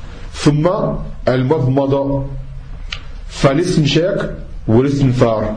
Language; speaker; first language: Arabic; non-native, fluent; French